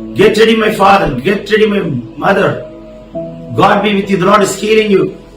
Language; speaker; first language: English; non-native, local second language; Tamil